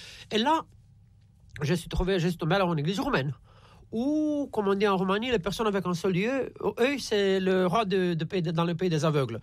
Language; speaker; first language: French; non-native, fluent; Romanian